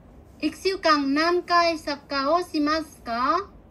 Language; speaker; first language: Japanese; non-native, fluent; Bangla